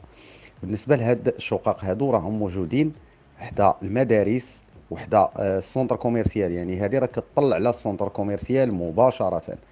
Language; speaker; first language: Arabic; native; Arabic